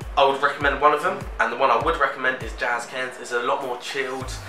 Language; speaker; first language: English; native; English